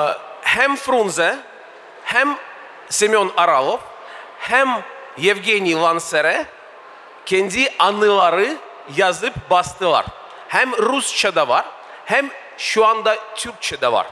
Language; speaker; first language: Turkish; non-native, fluent; Russian